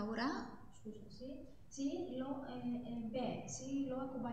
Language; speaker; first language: Italian; non-native, learner; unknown